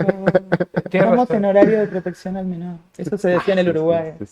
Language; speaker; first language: Spanish; native; Spanish